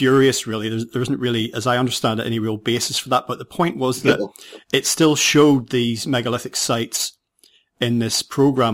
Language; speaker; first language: English; native; English